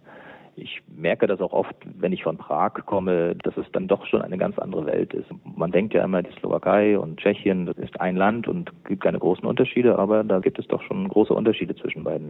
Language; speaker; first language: German; native; German